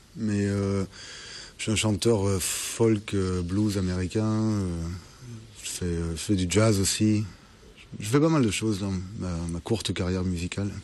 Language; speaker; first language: French; non-native, fluent; German